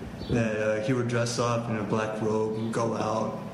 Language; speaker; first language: English; early bilingual, other home language; Spanish